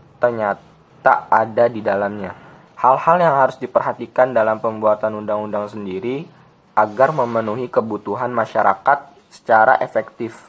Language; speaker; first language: Indonesian; native; Indonesian